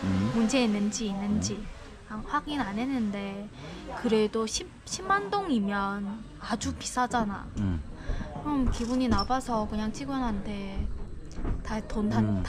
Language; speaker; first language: Korean; non-native, fluent; Vietnamese